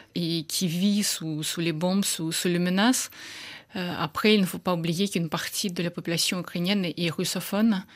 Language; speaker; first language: French; non-native, fluent; Russian